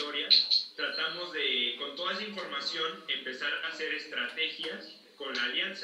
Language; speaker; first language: Spanish; native; Spanish